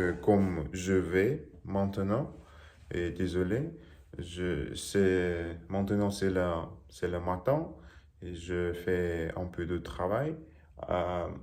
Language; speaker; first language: French; non-native, learner; Russian